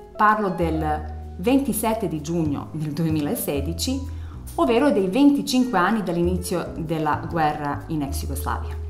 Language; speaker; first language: Italian; non-native, fluent; Serbian